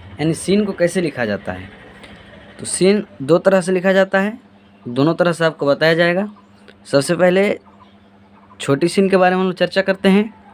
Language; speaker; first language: Hindi; native; Hindi